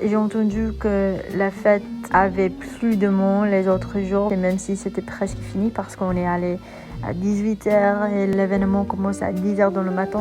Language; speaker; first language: French; non-native, fluent; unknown